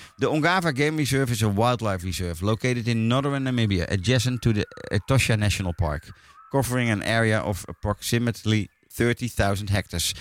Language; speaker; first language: English; non-native, fluent; Dutch